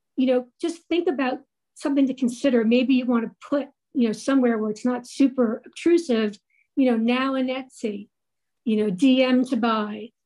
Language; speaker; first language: English; native; English